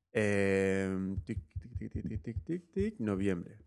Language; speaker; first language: Spanish; native; Spanish